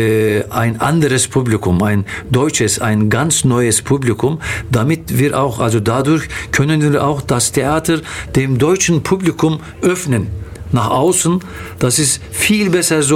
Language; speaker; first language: German; non-native, fluent; Turkish